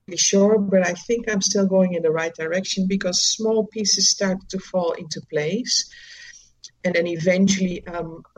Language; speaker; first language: English; non-native, fluent; Dutch